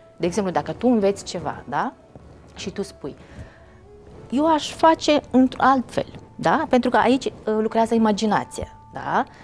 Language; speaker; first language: Romanian; non-native, fluent; Mongolian